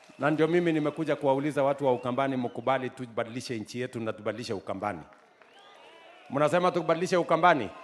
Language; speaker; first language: Swahili; non-native, local second language; Kalenjin